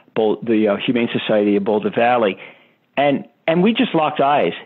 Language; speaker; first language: English; native; English